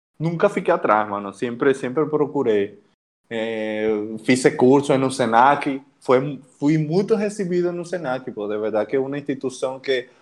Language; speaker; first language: Portuguese; non-native, fluent; Spanish